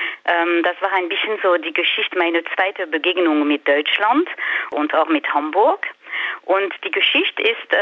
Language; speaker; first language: German; non-native, fluent; French